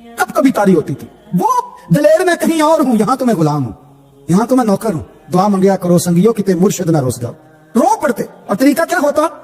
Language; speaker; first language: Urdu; non-native, local second language; Punjabi